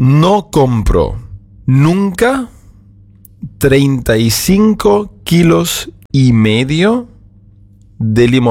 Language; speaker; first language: Spanish; non-native, fluent; German